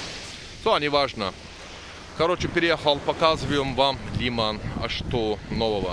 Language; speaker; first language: Russian; non-native, learner; Turkish